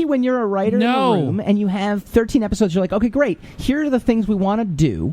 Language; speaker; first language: English; native; English